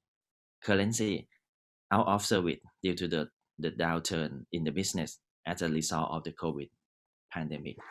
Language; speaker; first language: English; non-native, learner; Thai